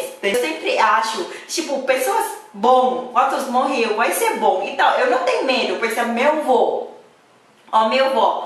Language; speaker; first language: Portuguese; non-native, learner; Thai